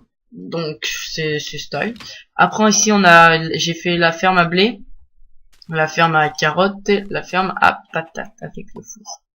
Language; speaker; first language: French; native; French